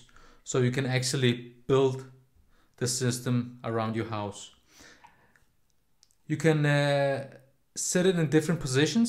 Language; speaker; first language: English; non-native, fluent; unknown